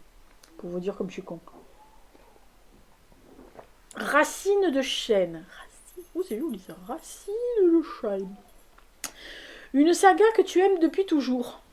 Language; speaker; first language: French; native; French